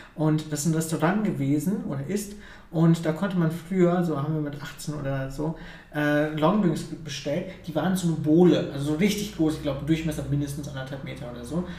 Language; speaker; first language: German; early bilingual, other home language; Ukrainian